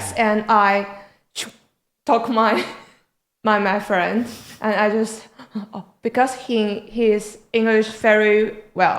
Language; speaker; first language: English; non-native, learner; Chinese